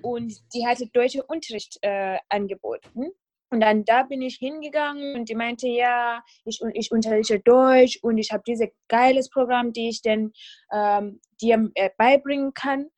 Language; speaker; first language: German; non-native, fluent; North Ndebele